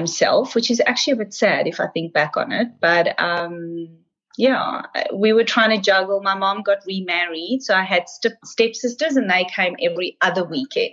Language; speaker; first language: English; native; English